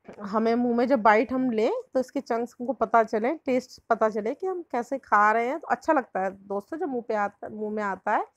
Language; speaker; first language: Hindi; native; Hindi